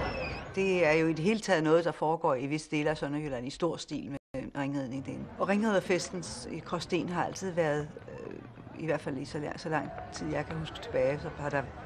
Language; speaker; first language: Danish; native; Danish